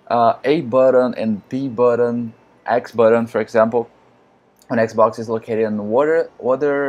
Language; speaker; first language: English; non-native, learner; Portuguese